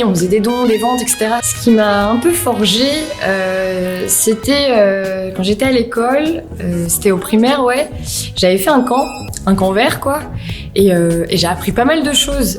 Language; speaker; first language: French; native; French